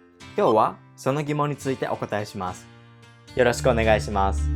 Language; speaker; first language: Japanese; non-native, fluent; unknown